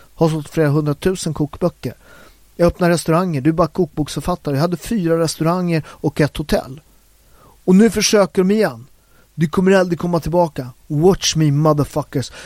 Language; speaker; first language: Swedish; early bilingual, other home language; Italian